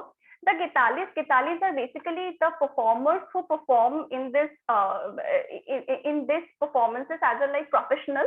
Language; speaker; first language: English; non-native, local second language; Bangla